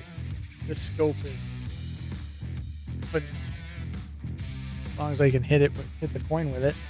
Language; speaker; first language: English; native; English